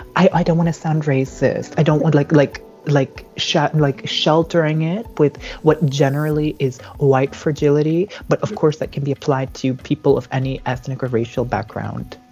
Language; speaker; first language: English; native; English